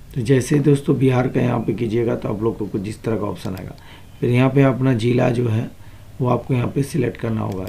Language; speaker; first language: Hindi; non-native, local second language; Bangla